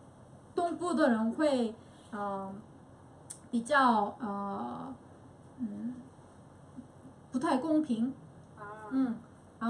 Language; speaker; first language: Chinese; non-native, fluent; Korean